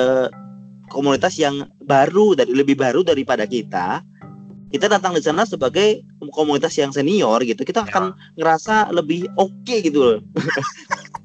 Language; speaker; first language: Indonesian; native; Indonesian